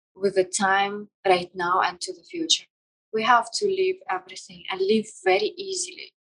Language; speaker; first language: English; non-native, fluent; Kazakh